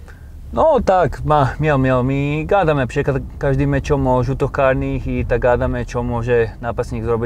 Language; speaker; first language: Polish; non-native, learner; Slovak